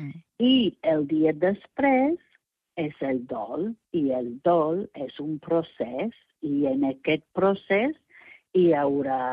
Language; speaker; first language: Catalan; non-native, fluent; English